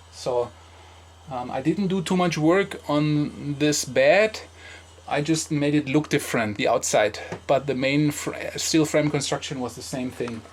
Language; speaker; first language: English; non-native, fluent; German